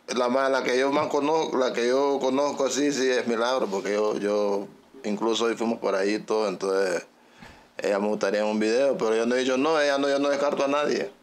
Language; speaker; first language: Spanish; native; Spanish